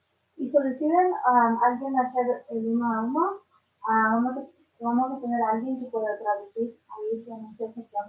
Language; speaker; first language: Spanish; early bilingual, other home language; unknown